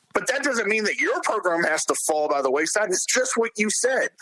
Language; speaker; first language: English; native; English